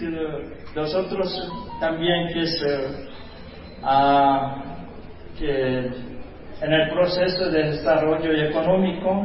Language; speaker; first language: Spanish; non-native, fluent; Korean